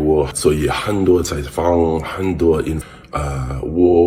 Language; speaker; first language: Chinese; non-native, learner; English